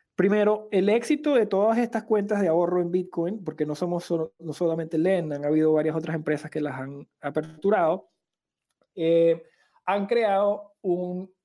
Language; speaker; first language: Spanish; native; Spanish